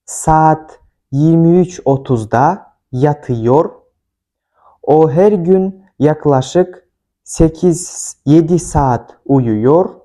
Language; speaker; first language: Turkish; non-native, fluent; Kyrgyz